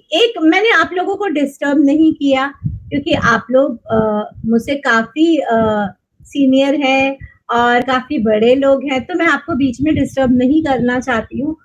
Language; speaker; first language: Hindi; native; Hindi